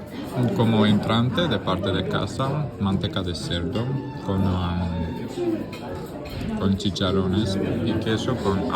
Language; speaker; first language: Spanish; non-native, fluent; German